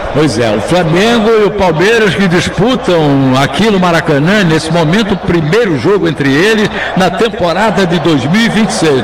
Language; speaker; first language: Portuguese; native; Portuguese